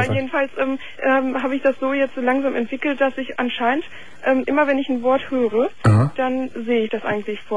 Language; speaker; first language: German; native; German